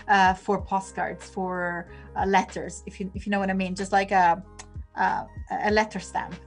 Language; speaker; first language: English; non-native, fluent; Italian